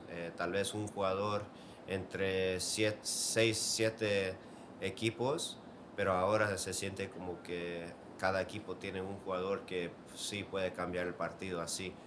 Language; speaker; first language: Spanish; early bilingual, heritage; Spanish